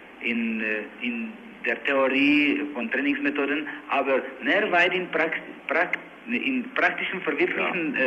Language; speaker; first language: German; non-native, learner; Czech